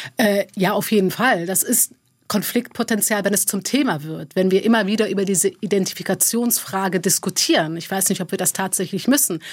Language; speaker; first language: German; early bilingual, other home language; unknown